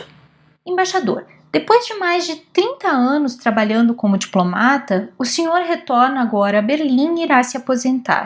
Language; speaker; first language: Portuguese; native; Portuguese